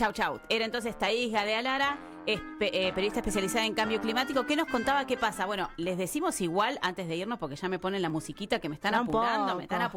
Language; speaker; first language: Spanish; native; Spanish